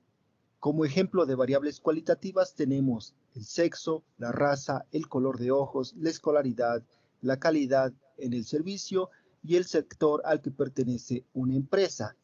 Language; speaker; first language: Spanish; native; Spanish